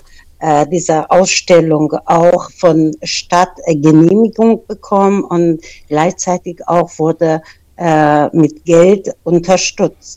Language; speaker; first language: German; non-native, fluent; Persian